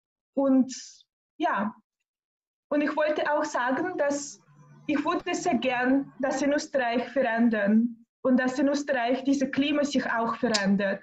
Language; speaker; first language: German; non-native, fluent; Russian